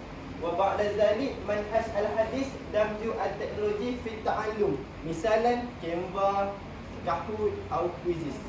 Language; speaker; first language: Arabic; non-native, learner; Malay